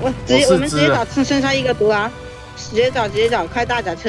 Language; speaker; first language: Chinese; native; Chinese